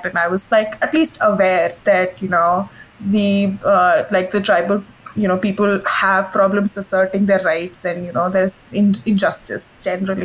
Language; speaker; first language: English; non-native, local second language; Hindi